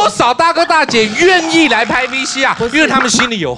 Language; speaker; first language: Chinese; native; Chinese